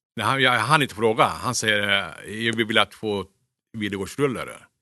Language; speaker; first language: Swedish; non-native, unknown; Turkish